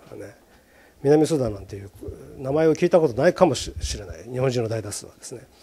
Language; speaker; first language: Japanese; native; Japanese